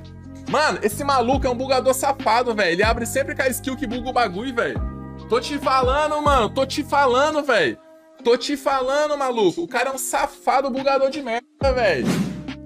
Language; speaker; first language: Portuguese; native; Portuguese